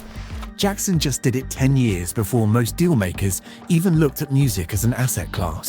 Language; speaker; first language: English; native; English